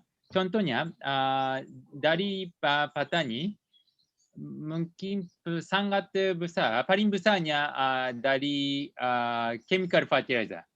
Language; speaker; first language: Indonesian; non-native, learner; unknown